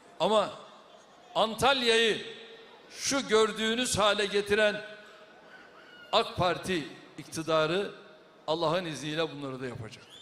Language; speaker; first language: Turkish; native; Turkish